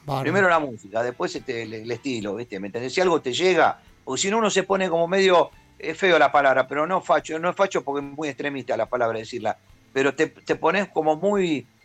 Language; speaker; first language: Spanish; native; Spanish